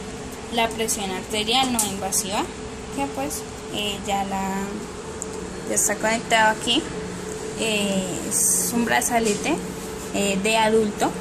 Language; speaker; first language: Spanish; native; Spanish